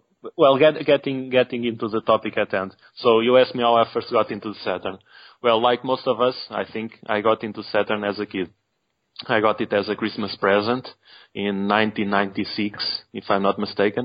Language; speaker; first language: English; non-native, fluent; Portuguese